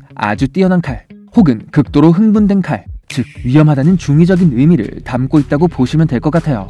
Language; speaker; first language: Korean; native; Korean